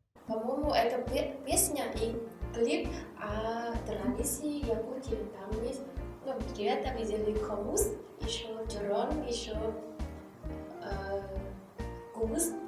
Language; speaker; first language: Russian; non-native, learner; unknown